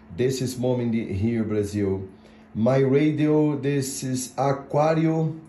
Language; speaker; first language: English; non-native, learner; Portuguese